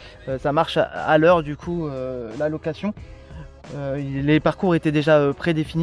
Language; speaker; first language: French; native; French